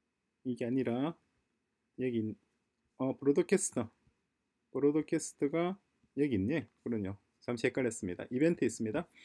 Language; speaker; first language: Korean; native; Korean